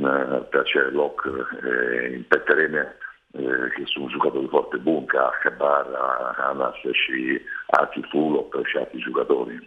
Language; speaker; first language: Romanian; non-native, fluent; Italian